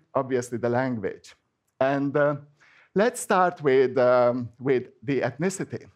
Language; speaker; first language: English; non-native, fluent; Hungarian